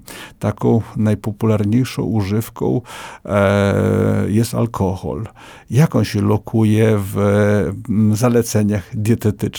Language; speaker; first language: Polish; native; Polish